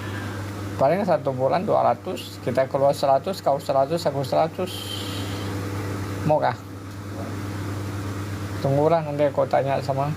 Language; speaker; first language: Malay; non-native, local second language; Hakka Chinese